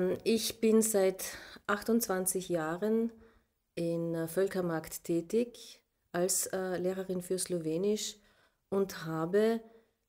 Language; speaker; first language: German; non-native, local second language; Slovenian